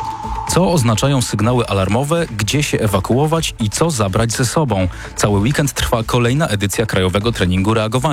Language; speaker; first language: Polish; native; Polish